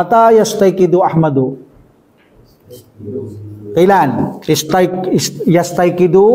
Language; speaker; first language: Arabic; non-native, fluent; Filipino